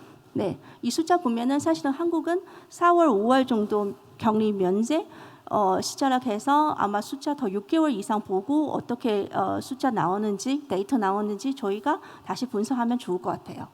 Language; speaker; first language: Korean; non-native, fluent; Chinese